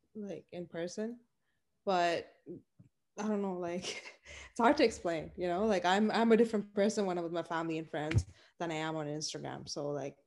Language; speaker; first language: English; non-native, local second language; Tamil